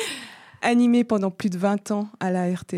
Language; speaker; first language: French; native; French